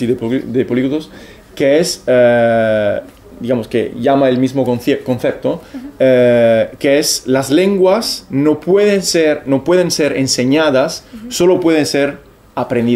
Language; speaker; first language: Spanish; non-native, fluent; Italian